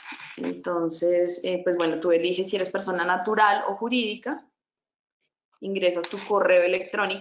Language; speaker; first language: Spanish; native; Spanish